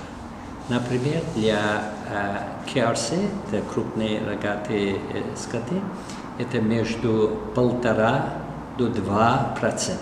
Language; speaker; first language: Russian; non-native, fluent; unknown